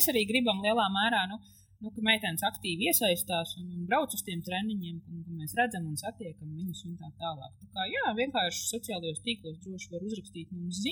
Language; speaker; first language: Latvian; native; Latvian